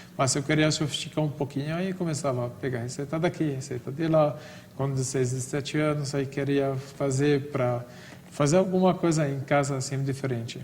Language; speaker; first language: Portuguese; non-native, fluent; Arabic